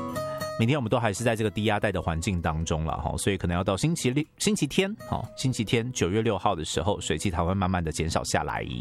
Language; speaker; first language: Chinese; native; Chinese